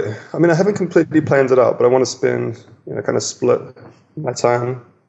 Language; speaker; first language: English; native; English